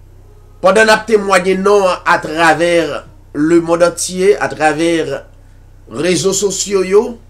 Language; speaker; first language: French; non-native, local second language; Haitian Creole